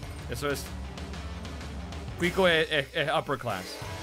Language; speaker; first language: Spanish; native; Spanish